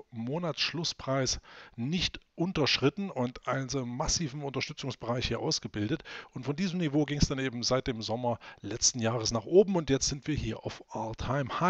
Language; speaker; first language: German; native; German